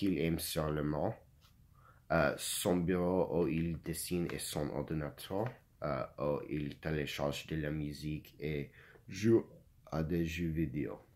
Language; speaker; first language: French; non-native, learner; English